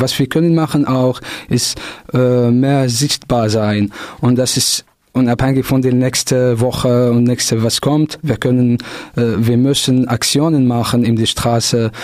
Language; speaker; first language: German; non-native, local second language; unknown